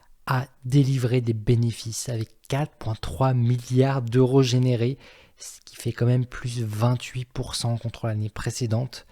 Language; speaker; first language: French; native; French